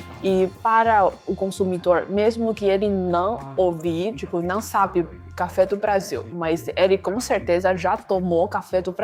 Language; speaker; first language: Portuguese; non-native, fluent; Chinese